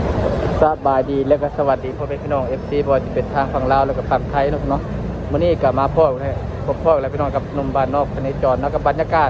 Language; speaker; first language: Thai; non-native, local second language; Lao